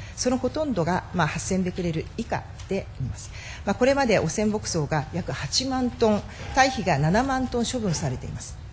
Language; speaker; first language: Japanese; native; Japanese